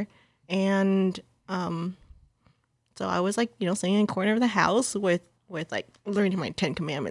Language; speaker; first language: English; early bilingual, other home language; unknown